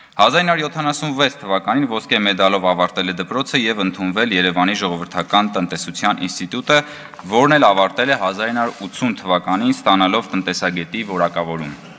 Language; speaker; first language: Armenian; native; Armenian